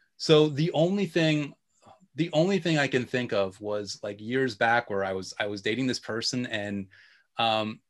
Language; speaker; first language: English; native; English